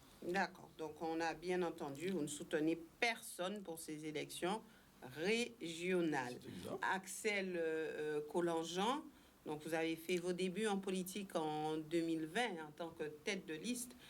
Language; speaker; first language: French; native; French